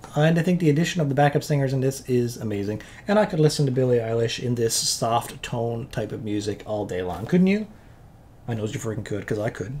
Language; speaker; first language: English; native; English